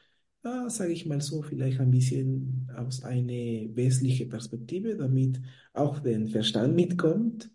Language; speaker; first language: German; non-native, fluent; Spanish